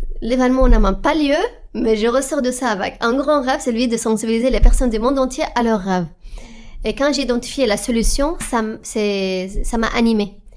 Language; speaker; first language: French; non-native, fluent; Arabic